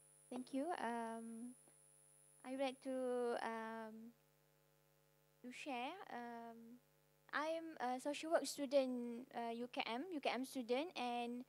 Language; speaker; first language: English; non-native, local second language; Malay